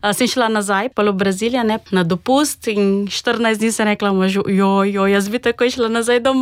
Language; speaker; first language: Slovenian; non-native, fluent; Portuguese